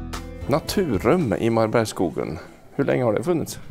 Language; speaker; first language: Swedish; native; Swedish